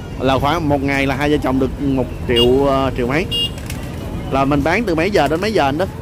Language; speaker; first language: Vietnamese; native; Vietnamese